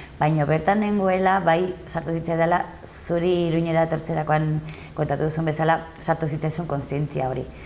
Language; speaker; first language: Basque; non-native, local second language; Spanish